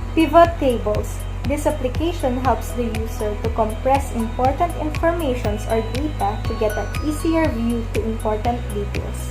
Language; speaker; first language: English; non-native, local second language; Filipino